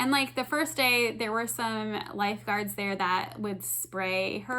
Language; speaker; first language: English; native; English